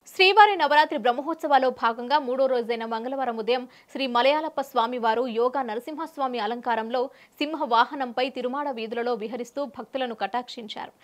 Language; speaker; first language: Telugu; native; Telugu